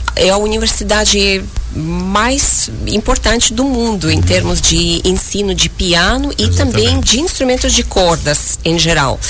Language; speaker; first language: Portuguese; non-native, fluent; Russian